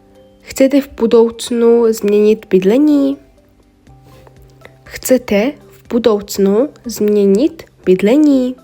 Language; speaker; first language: Czech; non-native, learner; Mongolian